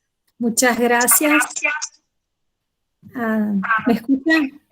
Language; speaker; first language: Spanish; non-native, fluent; Portuguese